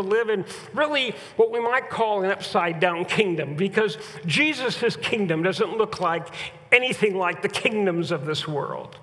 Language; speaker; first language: English; native; English